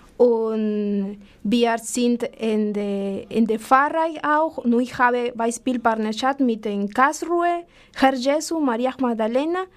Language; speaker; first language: German; non-native, learner; Spanish